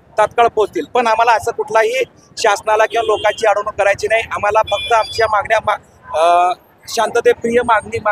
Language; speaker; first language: Marathi; non-native, local second language; Lambadi